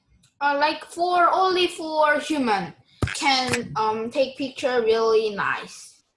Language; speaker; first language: English; non-native, learner; Korean